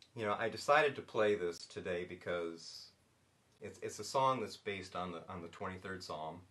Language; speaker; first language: English; native; English